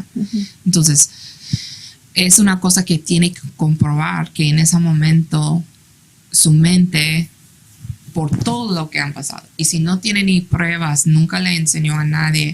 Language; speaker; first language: Spanish; early bilingual, heritage; English